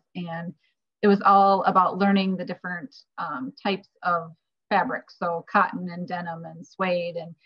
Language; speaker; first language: English; native; English